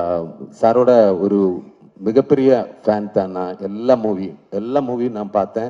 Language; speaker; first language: Tamil; non-native, learner; Malayalam